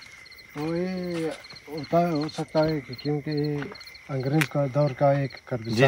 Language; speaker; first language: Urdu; non-native, local second language; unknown